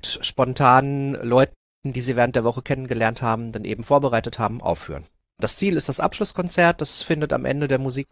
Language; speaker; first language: German; native; German